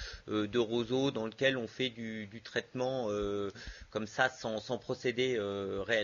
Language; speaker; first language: French; native; French